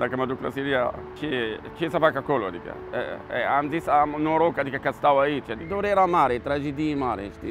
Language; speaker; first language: Romanian; non-native, learner; Arabic